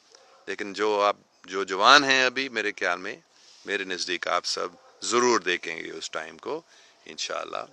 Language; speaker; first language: Hindi; non-native, local second language; English